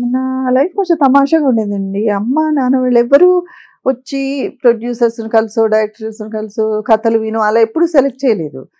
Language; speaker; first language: Telugu; native; Telugu